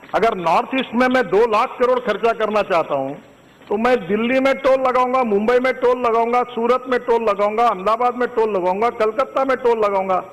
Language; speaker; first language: Hindi; non-native, local second language; Marathi